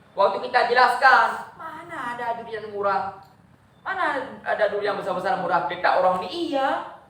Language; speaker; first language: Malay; non-native, local second language; Achinese